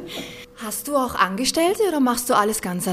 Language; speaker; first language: German; native; German